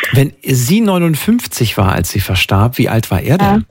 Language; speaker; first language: German; native; German